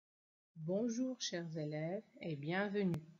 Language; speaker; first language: French; non-native, local second language; Arabic